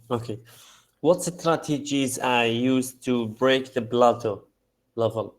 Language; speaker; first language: English; non-native, learner; Arabic